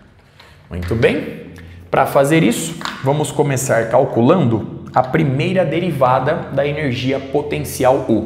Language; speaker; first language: Portuguese; native; Portuguese